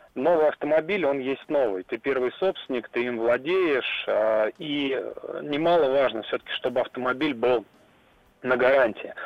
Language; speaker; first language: Russian; native; Russian